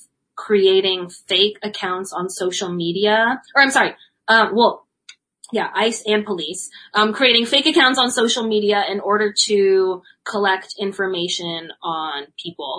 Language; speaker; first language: English; native; English